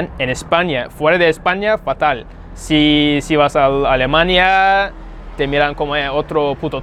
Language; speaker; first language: Spanish; non-native, fluent; Turkish